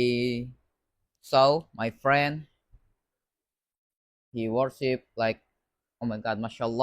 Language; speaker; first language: English; non-native, learner; Indonesian